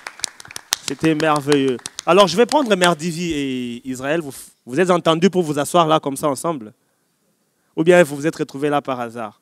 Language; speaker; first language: French; non-native, local second language; Lingala